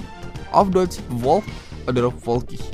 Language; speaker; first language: German; non-native, fluent; Indonesian